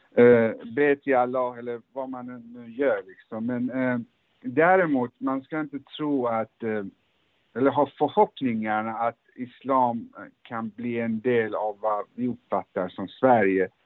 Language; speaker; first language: Swedish; early bilingual, other home language; Persian